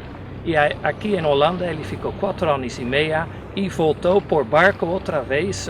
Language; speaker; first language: Portuguese; non-native, fluent; Dutch